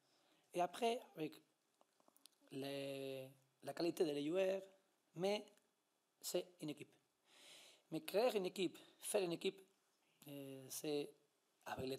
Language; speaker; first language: French; non-native, learner; Spanish